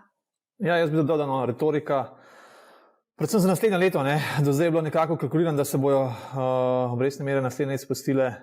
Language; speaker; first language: Slovenian; native; Slovenian